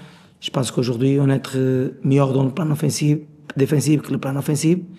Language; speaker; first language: French; non-native, learner; Portuguese